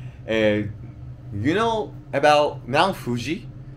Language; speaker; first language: English; non-native, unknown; Japanese